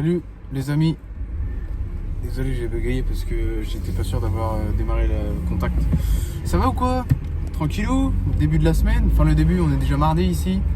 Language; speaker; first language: French; native; French